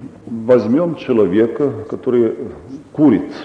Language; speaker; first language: Russian; non-native, local second language; Estonian